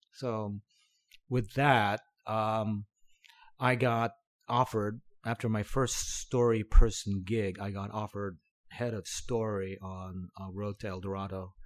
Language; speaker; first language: English; non-native, local second language; Filipino